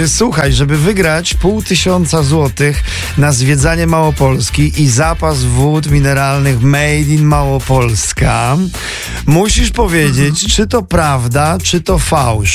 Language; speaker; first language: Polish; native; Polish